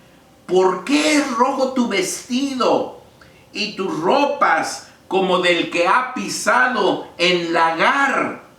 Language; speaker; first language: Spanish; native; Spanish